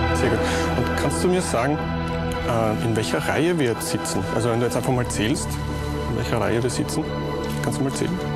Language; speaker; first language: German; native; German